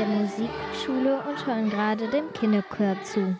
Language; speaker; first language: German; native; German